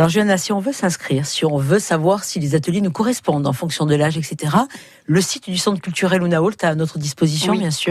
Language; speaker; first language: French; native; French